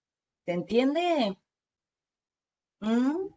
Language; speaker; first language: Spanish; native; Spanish